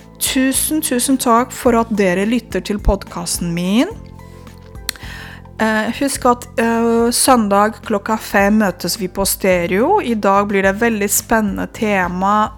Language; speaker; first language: Norwegian; non-native, fluent; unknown